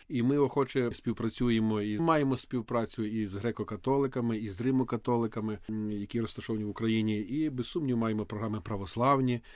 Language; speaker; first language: Ukrainian; native; Ukrainian